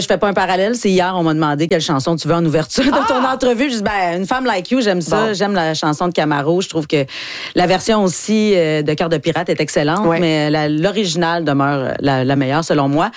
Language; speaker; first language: French; native; French